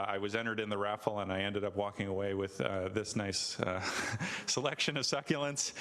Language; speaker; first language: English; native; English